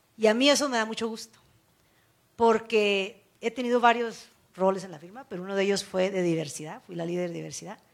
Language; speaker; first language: Spanish; early bilingual, heritage; Spanish